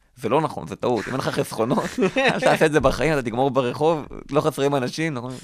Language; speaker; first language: Hebrew; native; Hebrew